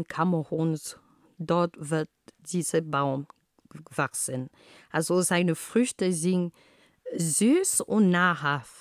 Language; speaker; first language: German; non-native, fluent; Ghomala